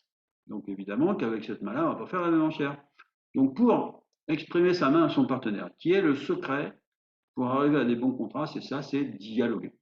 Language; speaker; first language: French; native; French